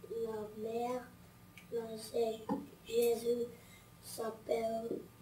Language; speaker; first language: French; non-native, learner; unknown